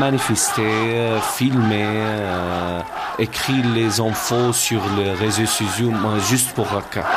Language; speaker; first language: French; non-native, learner; Arabic